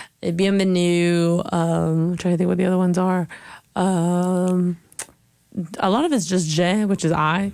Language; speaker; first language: English; early bilingual, other home language; Spanish